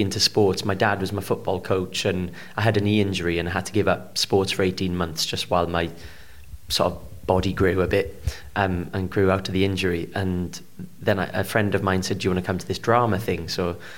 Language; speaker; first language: English; native; English